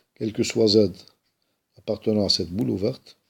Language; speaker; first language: French; non-native, local second language; Arabic